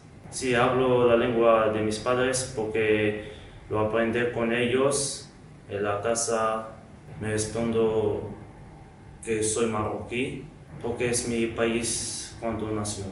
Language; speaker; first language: Spanish; non-native, learner; Arabic